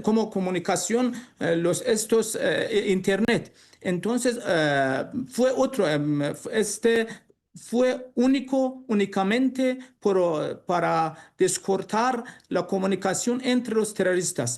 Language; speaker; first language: Spanish; non-native, learner; Persian